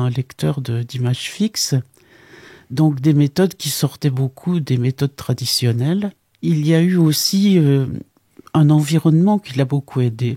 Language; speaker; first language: French; native; French